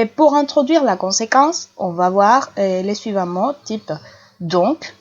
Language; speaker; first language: French; non-native, fluent; Spanish